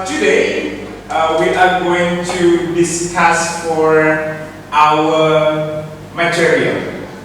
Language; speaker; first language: English; non-native, fluent; Indonesian